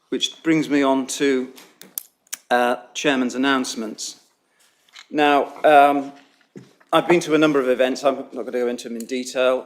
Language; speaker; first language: English; native; English